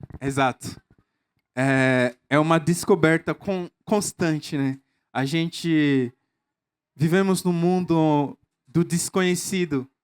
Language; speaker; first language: Portuguese; non-native, fluent; Mossi